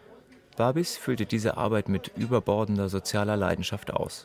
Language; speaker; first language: German; native; German